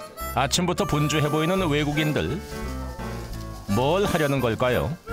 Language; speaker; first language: Korean; native; Korean